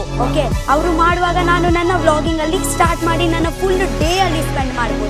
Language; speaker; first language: Kannada; non-native, local second language; Tulu